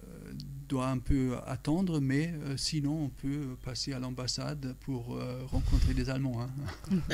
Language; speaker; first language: French; non-native, fluent; German